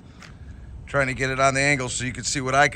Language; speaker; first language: English; native; English